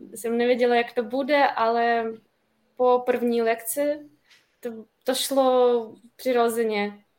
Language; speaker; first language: Czech; non-native, learner; Ukrainian